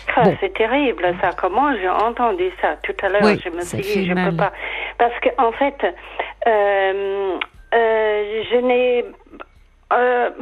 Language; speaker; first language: French; native; French